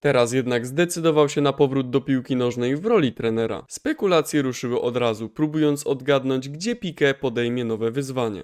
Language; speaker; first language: Polish; native; Polish